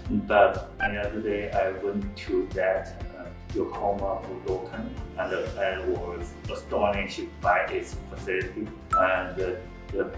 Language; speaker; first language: English; non-native, fluent; Chinese